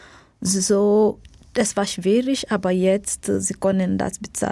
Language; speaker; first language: German; non-native, fluent; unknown